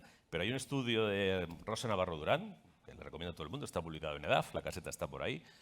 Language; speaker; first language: Spanish; native; Spanish